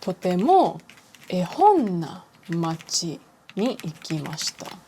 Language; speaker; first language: Japanese; non-native, fluent; English